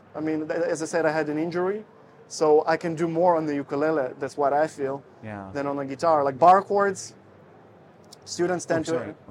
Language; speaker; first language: English; non-native, fluent; Russian